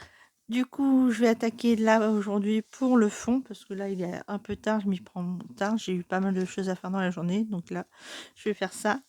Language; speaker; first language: French; native; French